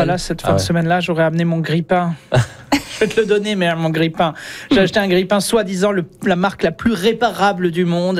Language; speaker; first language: French; native; French